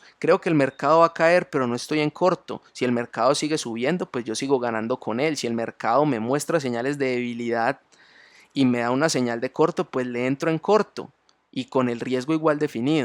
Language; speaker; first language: Spanish; native; Spanish